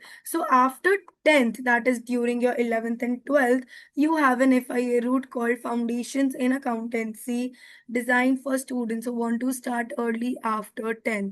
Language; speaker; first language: English; non-native, local second language; Hindi